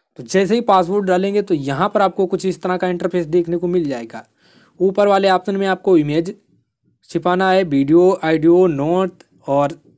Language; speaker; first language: Hindi; native; Hindi